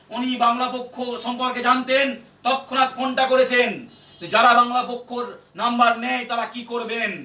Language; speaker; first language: Bangla; native; Bangla